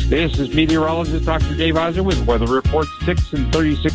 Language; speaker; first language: English; native; English